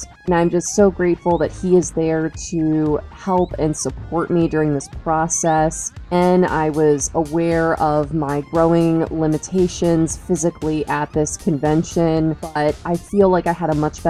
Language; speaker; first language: English; native; English